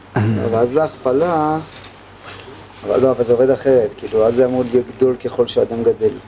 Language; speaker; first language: Hebrew; native; Hebrew